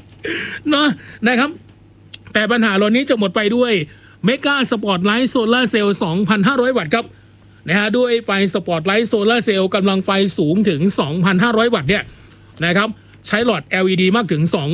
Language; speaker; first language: Thai; non-native, local second language; Northeastern Thai